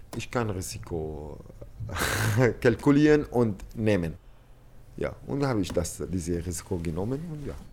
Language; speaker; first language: German; non-native, learner; Arabic